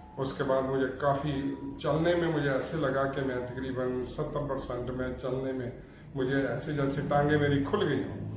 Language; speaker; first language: Urdu; non-native, local second language; Punjabi